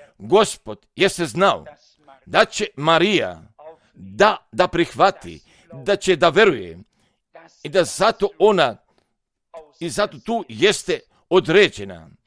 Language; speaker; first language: Serbian; non-native, fluent; German